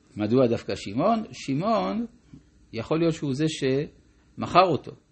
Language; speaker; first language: Hebrew; non-native, fluent; French